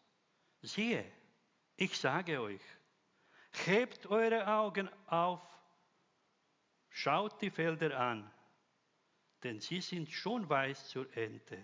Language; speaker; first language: German; non-native, fluent; Croatian